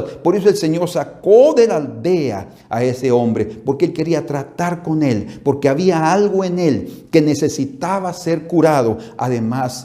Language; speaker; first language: Spanish; native; Spanish